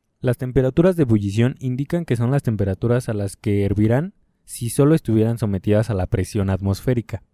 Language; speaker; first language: Spanish; native; Spanish